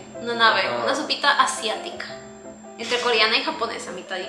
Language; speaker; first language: Spanish; native; Spanish